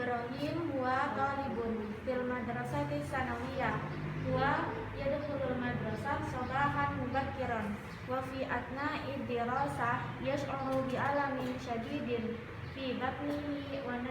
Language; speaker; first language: Arabic; non-native, learner; Indonesian